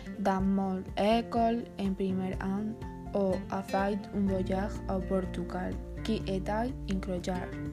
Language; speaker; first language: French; non-native, learner; Spanish